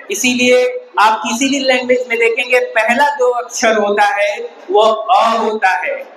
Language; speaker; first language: Hindi; native; Hindi